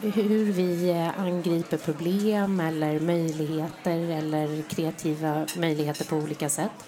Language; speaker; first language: Swedish; native; Swedish